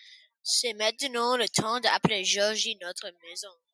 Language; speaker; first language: French; non-native, learner; English